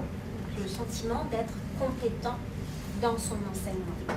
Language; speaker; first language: French; native; French